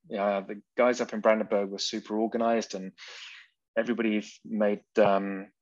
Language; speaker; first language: English; native; English